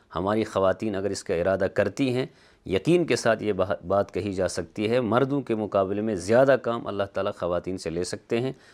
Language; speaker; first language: Urdu; native; Urdu